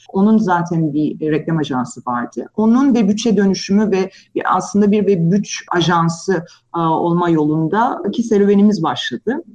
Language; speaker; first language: Turkish; native; Turkish